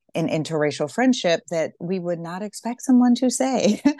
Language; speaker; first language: English; native; English